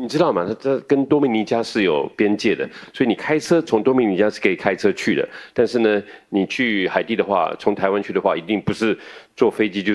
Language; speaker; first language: Chinese; native; Chinese